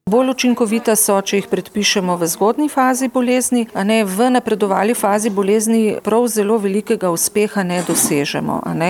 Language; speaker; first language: Slovenian; native; Slovenian